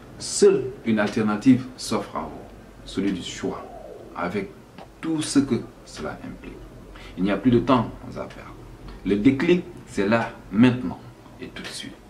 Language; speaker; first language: French; non-native, local second language; Wolof